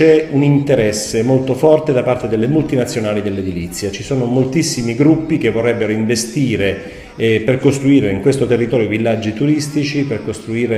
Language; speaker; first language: Italian; native; Italian